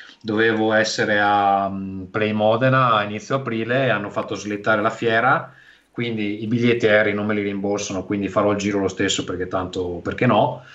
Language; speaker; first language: Italian; native; Italian